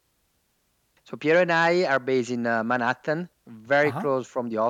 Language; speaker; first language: English; non-native, fluent; Italian